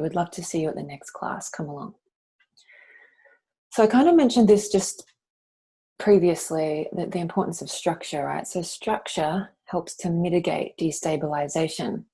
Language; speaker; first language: English; native; English